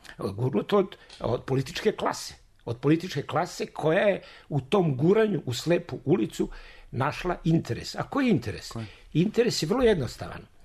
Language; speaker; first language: Serbian; native; Serbian